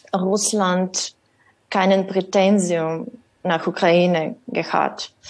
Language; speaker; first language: German; non-native, learner; Ukrainian